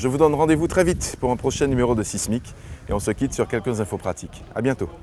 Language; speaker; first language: French; native; French